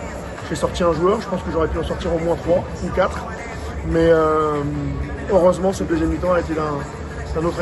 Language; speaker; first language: French; native; French